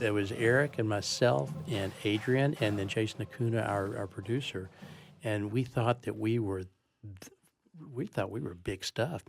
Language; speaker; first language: English; native; English